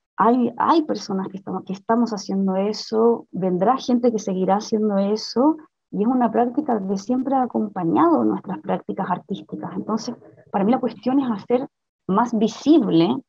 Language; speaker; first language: Spanish; native; Spanish